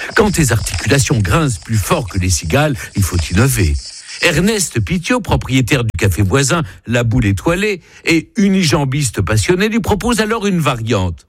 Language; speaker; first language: French; native; French